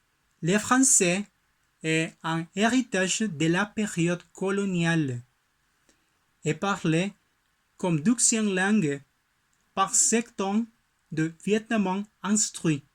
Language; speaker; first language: French; non-native, learner; Spanish